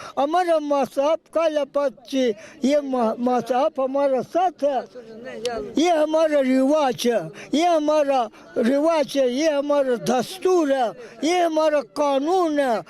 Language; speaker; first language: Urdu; non-native, local second language; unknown